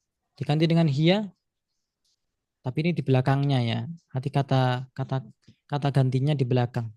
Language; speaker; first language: Indonesian; native; Indonesian